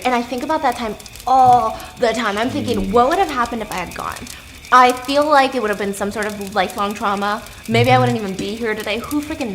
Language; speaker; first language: English; native; English